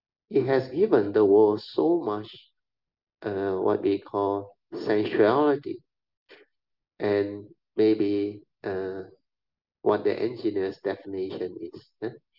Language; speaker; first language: English; non-native, local second language; Min Nan Chinese